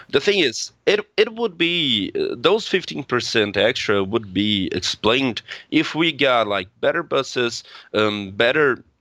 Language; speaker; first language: English; non-native, fluent; Portuguese